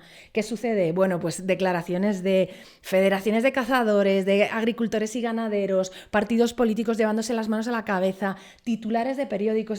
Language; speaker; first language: Spanish; native; Spanish